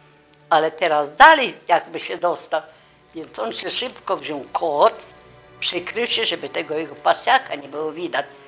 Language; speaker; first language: Polish; non-native, local second language; Kashubian